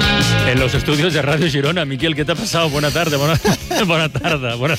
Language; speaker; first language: Spanish; native; Spanish